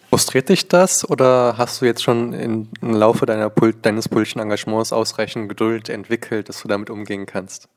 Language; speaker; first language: German; early bilingual, other home language; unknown